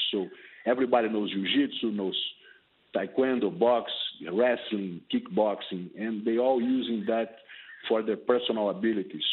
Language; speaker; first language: English; non-native, fluent; Portuguese